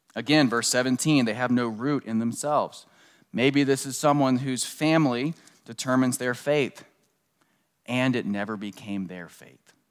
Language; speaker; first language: English; native; English